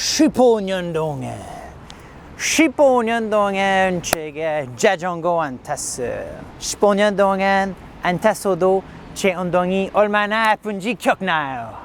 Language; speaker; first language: Korean; non-native, learner; English